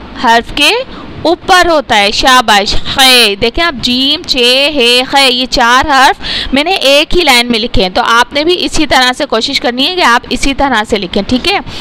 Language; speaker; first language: Urdu; non-native, local second language; Punjabi